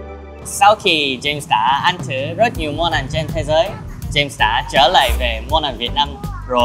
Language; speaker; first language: Vietnamese; early bilingual, other home language; Korean